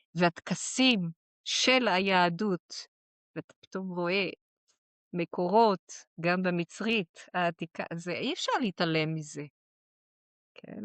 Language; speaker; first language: Hebrew; non-native, fluent; Portuguese